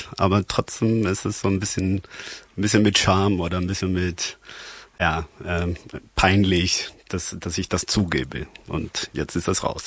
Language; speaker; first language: German; non-native, fluent; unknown